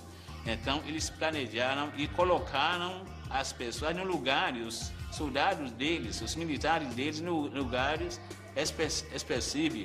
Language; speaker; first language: Portuguese; non-native, fluent; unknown